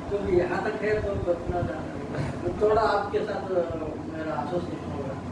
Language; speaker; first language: Hindi; non-native, local second language; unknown